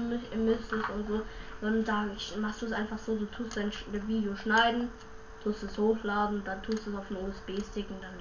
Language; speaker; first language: German; native; German